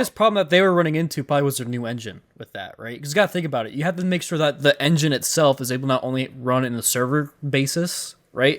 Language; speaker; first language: English; native; English